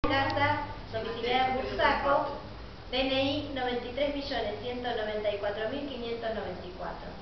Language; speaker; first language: Spanish; native; Spanish